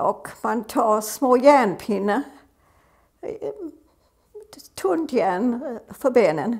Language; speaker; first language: Swedish; non-native, fluent; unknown